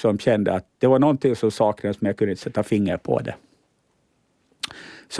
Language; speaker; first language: Swedish; native; Swedish